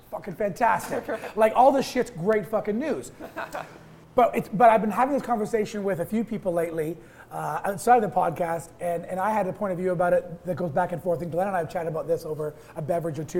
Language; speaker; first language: English; native; English